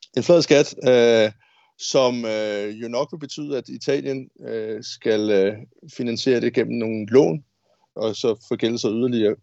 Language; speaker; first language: Danish; native; Danish